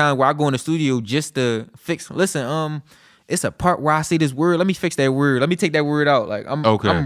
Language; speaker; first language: English; native; English